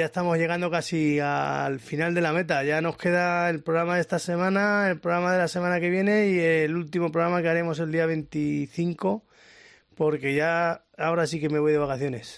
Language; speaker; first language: Spanish; native; Spanish